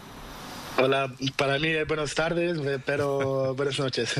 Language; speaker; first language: Spanish; non-native, learner; Portuguese